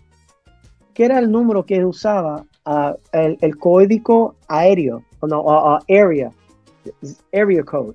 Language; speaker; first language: Spanish; early bilingual, heritage; Spanish